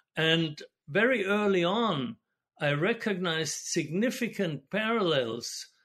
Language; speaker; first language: English; non-native, fluent; German